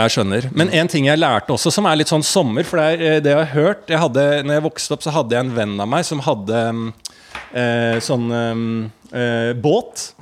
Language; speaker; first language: Norwegian; native; Norwegian